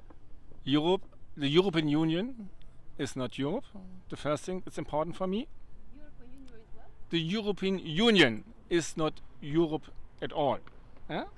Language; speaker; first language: English; non-native, learner; German